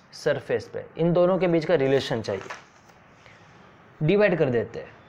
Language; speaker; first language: Hindi; non-native, local second language; Gujarati